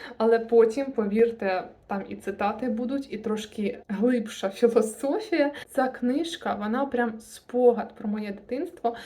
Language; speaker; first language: Ukrainian; non-native, local second language; Russian